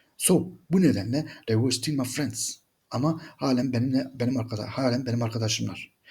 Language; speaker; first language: Turkish; native; Turkish